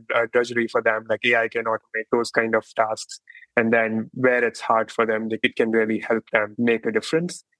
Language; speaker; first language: English; non-native, local second language; Hindi